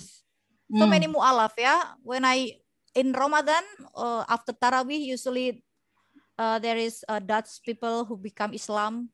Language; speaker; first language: English; non-native, learner; Indonesian